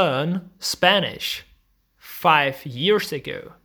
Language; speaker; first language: English; non-native, fluent; Czech